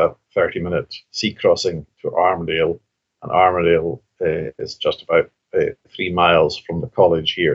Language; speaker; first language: English; non-native, local second language; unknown